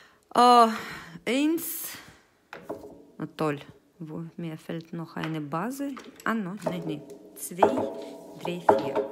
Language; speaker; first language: German; non-native, fluent; Russian